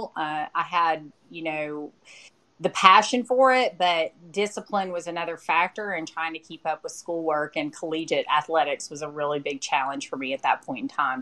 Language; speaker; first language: English; native; English